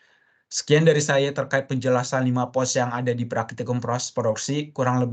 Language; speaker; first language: Indonesian; native; Indonesian